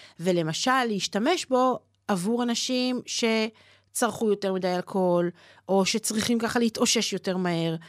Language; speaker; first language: Hebrew; native; Hebrew